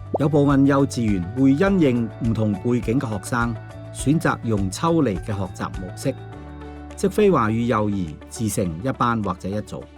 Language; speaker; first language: Cantonese; native; Cantonese